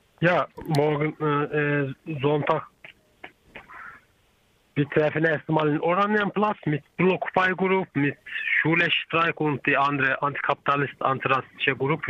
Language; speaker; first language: German; non-native, learner; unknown